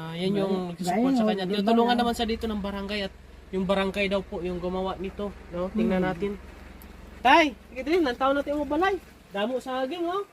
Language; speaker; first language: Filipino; non-native, local second language; Hiligaynon